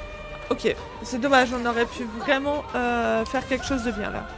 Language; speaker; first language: French; native; French